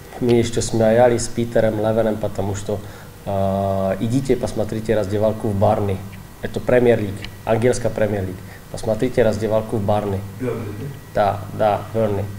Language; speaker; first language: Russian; non-native, learner; Czech